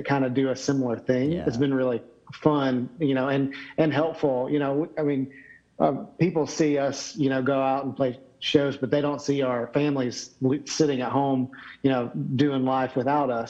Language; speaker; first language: English; native; English